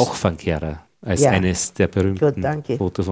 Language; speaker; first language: German; native; German